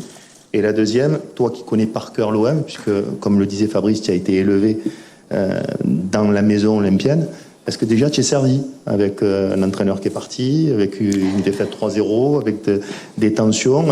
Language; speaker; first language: French; native; French